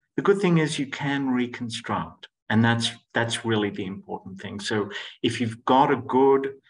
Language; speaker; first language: English; non-native, local second language; Greek